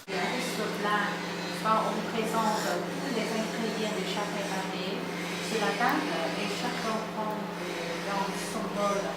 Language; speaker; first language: French; non-native, fluent; Vietnamese